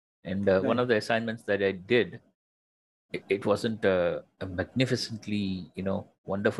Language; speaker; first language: English; non-native, local second language; Tamil